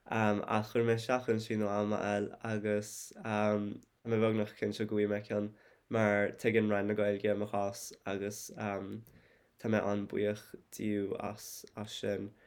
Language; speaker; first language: Irish; non-native, fluent; English